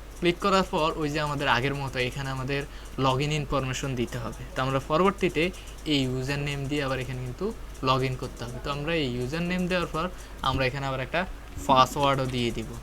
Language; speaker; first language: Bangla; native; Bangla